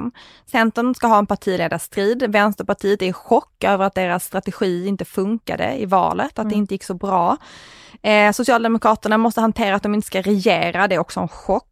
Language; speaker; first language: Swedish; native; Swedish